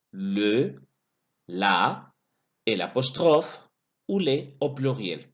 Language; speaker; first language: French; non-native, fluent; Spanish